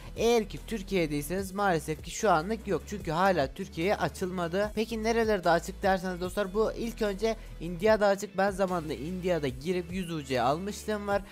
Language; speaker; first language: Turkish; native; Turkish